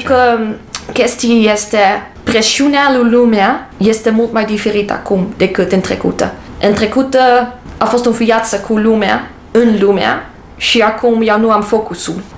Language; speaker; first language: Romanian; non-native, learner; English